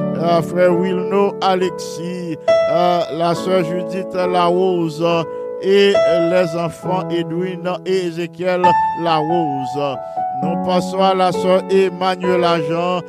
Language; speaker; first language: French; non-native, local second language; Haitian Creole